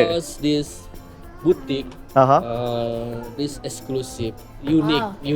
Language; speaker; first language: English; non-native, learner; Indonesian